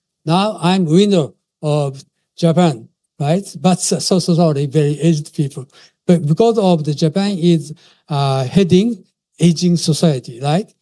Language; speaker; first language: English; non-native, fluent; Japanese